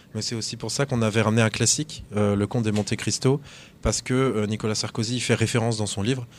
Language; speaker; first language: French; native; French